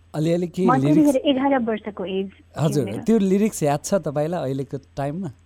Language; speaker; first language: Nepali; native; Nepali